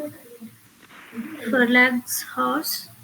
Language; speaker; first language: German; non-native, learner; Hindi